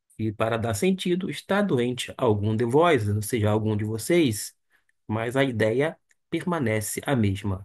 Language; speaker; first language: Portuguese; native; Portuguese